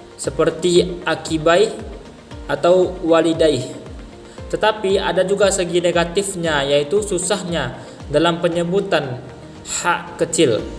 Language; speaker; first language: Indonesian; non-native, local second language; Minangkabau